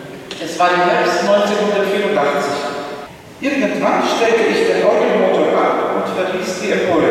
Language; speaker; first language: German; native; German